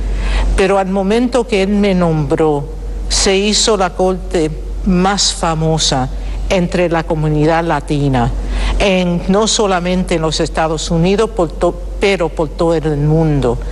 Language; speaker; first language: Spanish; early bilingual, heritage; Spanish